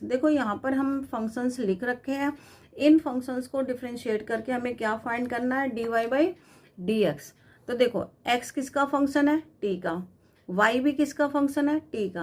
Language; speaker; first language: Hindi; native; Hindi